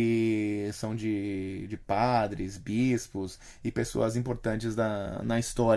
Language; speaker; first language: Portuguese; native; Portuguese